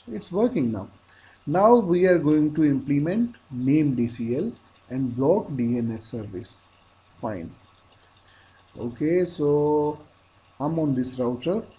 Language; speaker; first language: English; non-native, local second language; Hindi